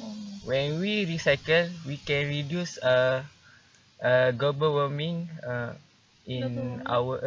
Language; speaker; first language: English; non-native, learner; Malay